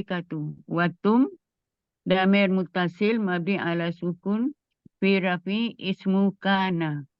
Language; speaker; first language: Arabic; non-native, learner; Indonesian